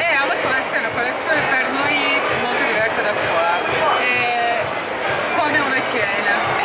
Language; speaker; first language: Italian; non-native, learner; Turkish